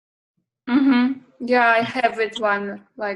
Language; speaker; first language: English; non-native, learner; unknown